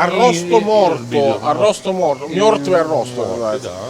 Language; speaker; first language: Russian; non-native, fluent; Italian